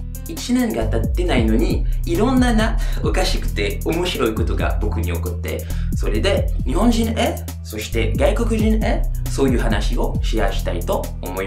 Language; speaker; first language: Japanese; non-native, fluent; French